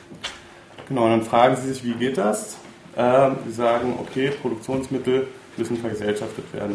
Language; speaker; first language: German; native; German